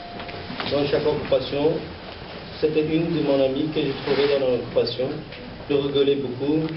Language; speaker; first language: French; non-native, learner; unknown